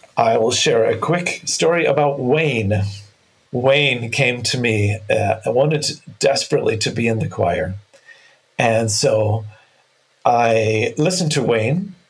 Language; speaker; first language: English; native; English